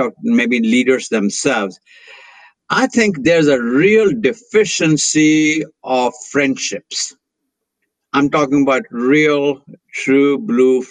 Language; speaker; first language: English; non-native, local second language; Hindi